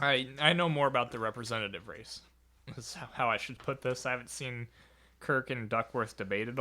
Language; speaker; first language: English; native; English